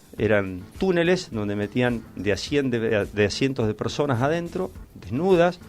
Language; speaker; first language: Spanish; native; Spanish